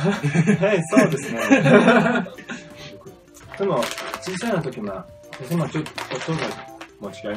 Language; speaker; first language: Japanese; non-native, learner; Chinese